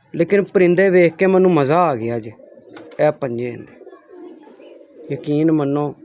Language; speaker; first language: Urdu; non-native, local second language; Punjabi